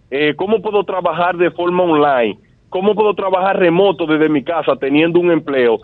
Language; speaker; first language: Spanish; native; Spanish